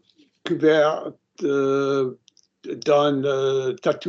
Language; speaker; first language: French; non-native, learner; English